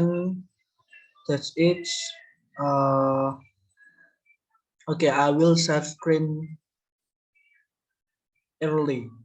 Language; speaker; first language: English; non-native, learner; Indonesian